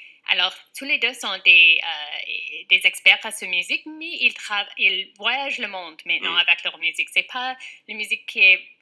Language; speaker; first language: French; non-native, fluent; English